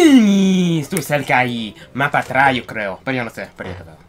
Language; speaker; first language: Spanish; early bilingual, heritage; Spanish